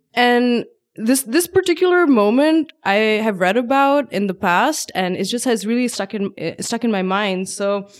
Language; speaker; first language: English; non-native, local second language; Urdu